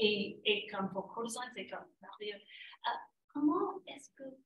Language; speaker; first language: French; non-native, fluent; English